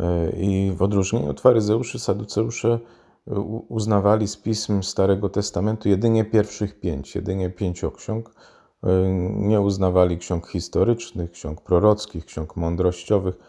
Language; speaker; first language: Polish; native; Polish